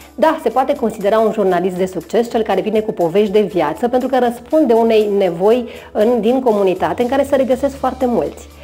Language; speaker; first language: Romanian; native; Romanian